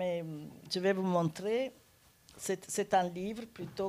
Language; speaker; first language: French; non-native, fluent; Italian